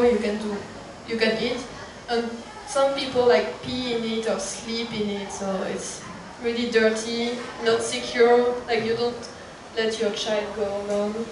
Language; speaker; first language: English; non-native, fluent; French